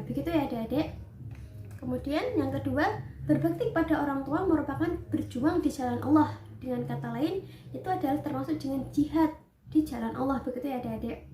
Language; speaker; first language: Indonesian; native; Indonesian